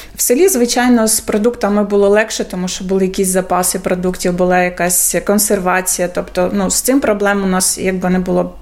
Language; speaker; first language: Ukrainian; native; Ukrainian